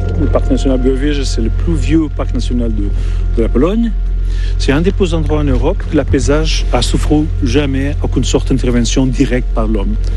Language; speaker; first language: French; non-native, fluent; Portuguese